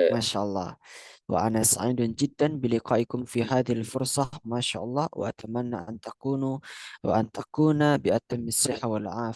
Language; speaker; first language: Arabic; non-native, fluent; Indonesian